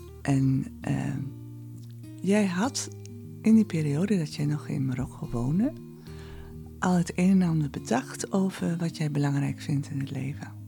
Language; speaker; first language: Dutch; native; Dutch